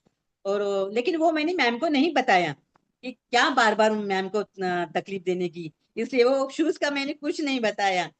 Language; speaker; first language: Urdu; non-native, local second language; Marathi